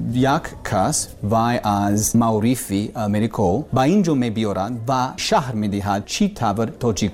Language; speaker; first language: Persian; non-native, learner; English